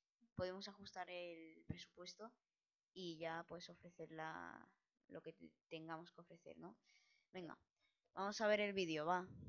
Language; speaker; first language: Spanish; native; Spanish